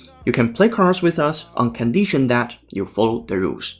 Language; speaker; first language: English; non-native, fluent; Chinese